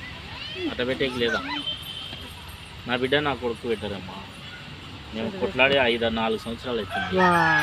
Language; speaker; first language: Telugu; native; Telugu